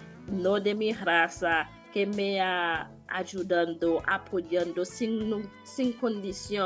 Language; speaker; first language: Spanish; non-native, learner; Haitian Creole